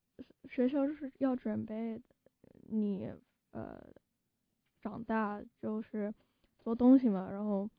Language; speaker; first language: Chinese; early bilingual, heritage; Chinese